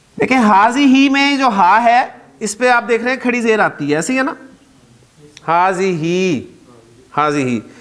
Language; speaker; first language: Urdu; native; Urdu